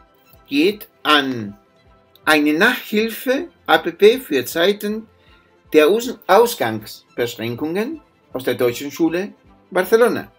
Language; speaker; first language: German; non-native, fluent; Spanish